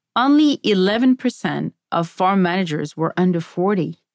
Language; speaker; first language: English; non-native, fluent; French